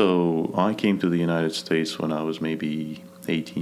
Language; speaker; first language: English; non-native, fluent; Kazakh